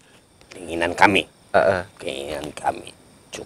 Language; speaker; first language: Indonesian; native; Indonesian